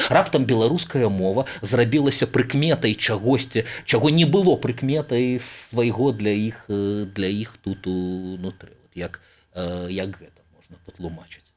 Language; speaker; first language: Belarusian; native; Belarusian